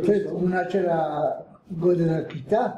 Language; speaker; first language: Hebrew; non-native, fluent; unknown